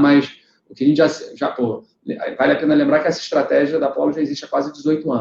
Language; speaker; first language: Portuguese; native; Portuguese